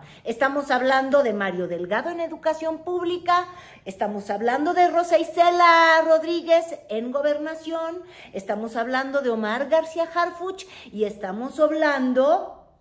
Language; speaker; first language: Spanish; native; Spanish